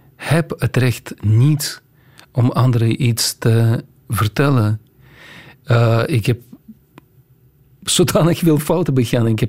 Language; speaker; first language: Dutch; non-native, fluent; Russian